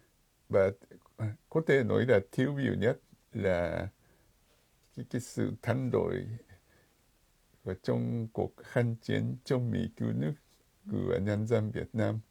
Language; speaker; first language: Vietnamese; non-native, fluent; Japanese